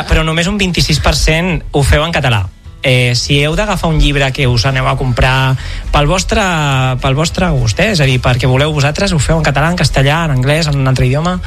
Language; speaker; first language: Catalan; native; Catalan